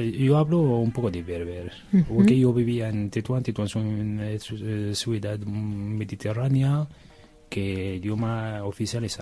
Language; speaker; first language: Spanish; non-native, learner; Arabic